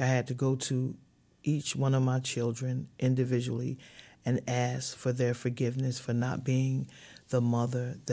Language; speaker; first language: English; native; English